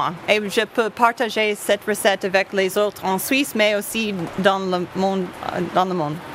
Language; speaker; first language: French; non-native, learner; English